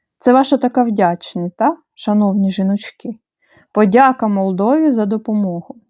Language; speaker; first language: Ukrainian; non-native, fluent; Bulgarian